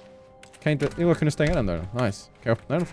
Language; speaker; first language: Swedish; native; Swedish